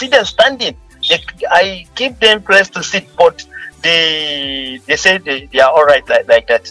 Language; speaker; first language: English; non-native, local second language; Hausa